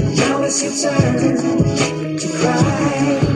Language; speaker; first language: English; native; English